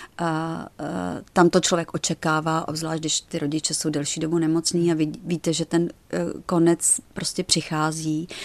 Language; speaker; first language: Czech; native; Czech